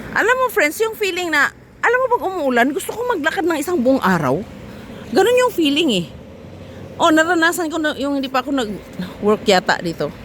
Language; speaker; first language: Filipino; non-native, local second language; Cebuano